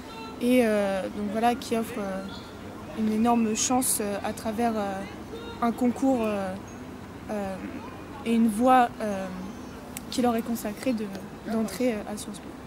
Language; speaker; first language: French; native; French